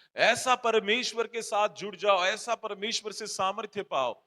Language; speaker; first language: Hindi; non-native, local second language; Marathi